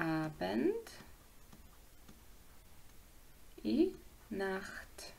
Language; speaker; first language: German; non-native, fluent; Ukrainian